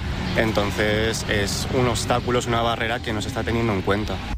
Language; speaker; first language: Spanish; native; Spanish